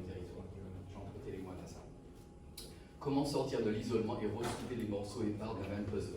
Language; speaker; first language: French; native; French